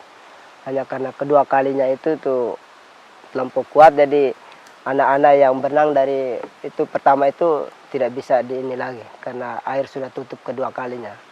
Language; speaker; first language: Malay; non-native, local second language; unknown